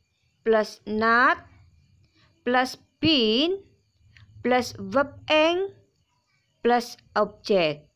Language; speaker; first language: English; non-native, fluent; Indonesian